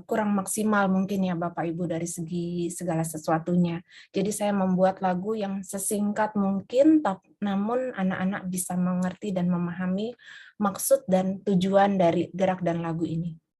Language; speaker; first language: Indonesian; native; Indonesian